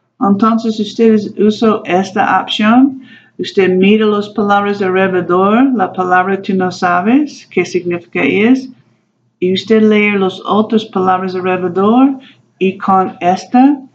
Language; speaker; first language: Spanish; non-native, learner; English